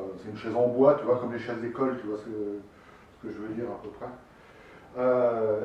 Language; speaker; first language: French; native; French